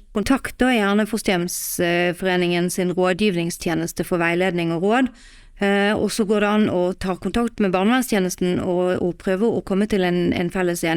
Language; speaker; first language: Norwegian; native; Norwegian